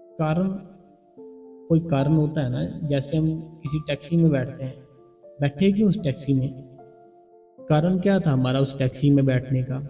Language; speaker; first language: Hindi; non-native, local second language; Punjabi